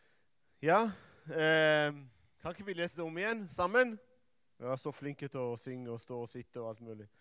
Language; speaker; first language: Norwegian; non-native, fluent; Hebrew